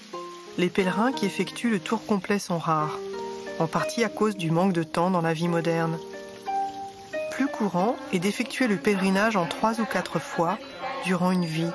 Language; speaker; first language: French; native; French